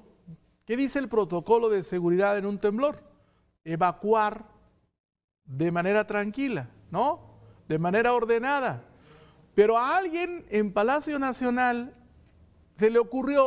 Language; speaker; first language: Spanish; native; Spanish